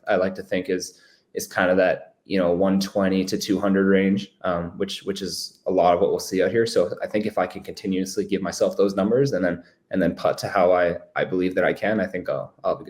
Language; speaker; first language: English; native; English